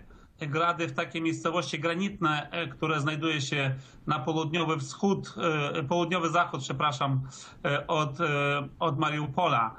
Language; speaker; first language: Polish; early bilingual, heritage; Polish